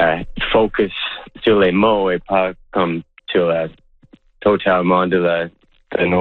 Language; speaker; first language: French; non-native, local second language; English